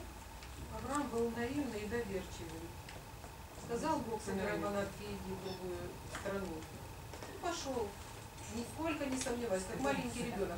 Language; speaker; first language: Russian; native; Russian